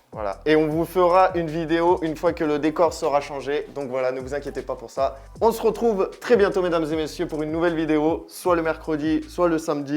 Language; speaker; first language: French; native; French